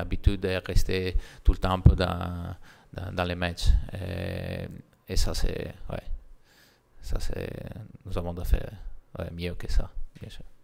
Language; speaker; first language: French; non-native, learner; Italian